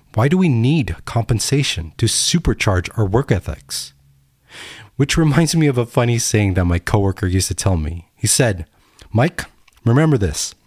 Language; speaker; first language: English; native; English